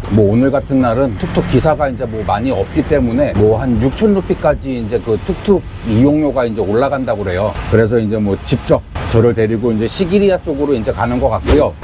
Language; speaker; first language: Korean; native; Korean